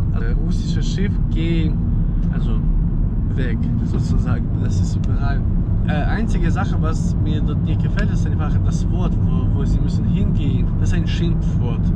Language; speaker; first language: German; non-native, fluent; Ukrainian